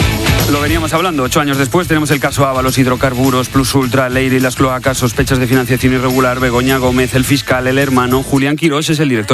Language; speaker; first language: Spanish; native; Spanish